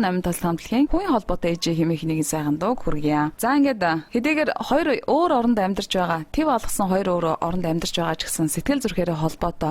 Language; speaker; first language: Mongolian; native; Mongolian